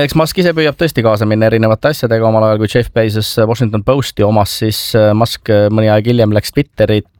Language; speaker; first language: Estonian; native; Estonian